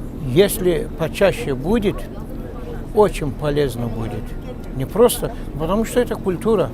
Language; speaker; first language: Russian; non-native, local second language; Tatar